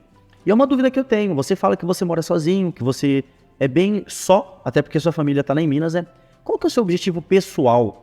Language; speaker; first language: Portuguese; native; Portuguese